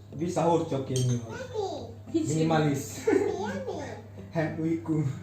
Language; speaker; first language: Turkish; non-native, learner; Indonesian